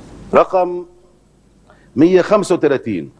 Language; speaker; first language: Arabic; native; Arabic